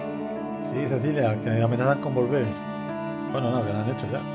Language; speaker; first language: Spanish; native; Spanish